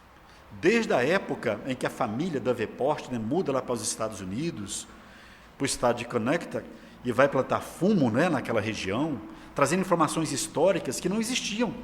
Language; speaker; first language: Portuguese; native; Portuguese